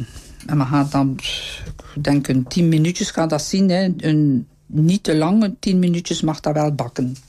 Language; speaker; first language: Dutch; native; Dutch